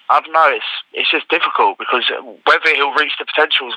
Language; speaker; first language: English; native; English